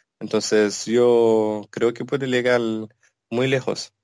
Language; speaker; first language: Portuguese; non-native, learner; French